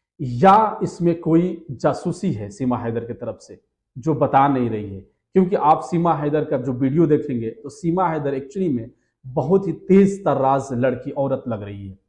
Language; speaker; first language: Hindi; native; Hindi